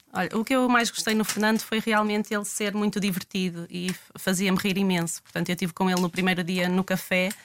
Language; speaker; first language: Portuguese; native; Portuguese